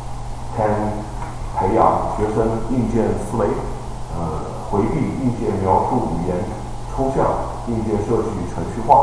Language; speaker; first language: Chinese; native; Chinese